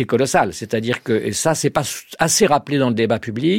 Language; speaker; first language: French; native; French